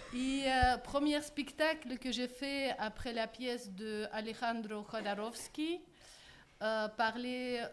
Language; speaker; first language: French; non-native, fluent; Russian